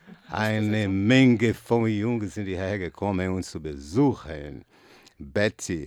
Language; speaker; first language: German; non-native, learner; Portuguese